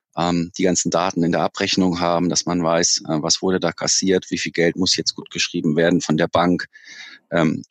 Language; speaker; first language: German; native; German